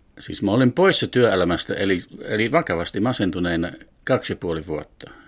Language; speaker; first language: Finnish; non-native, fluent; English